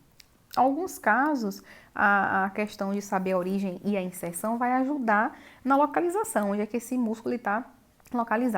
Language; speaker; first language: Portuguese; native; Portuguese